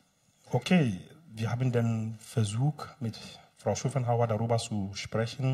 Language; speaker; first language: German; non-native, fluent; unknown